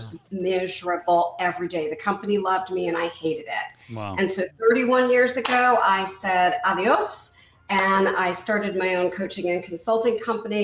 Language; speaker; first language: English; native; English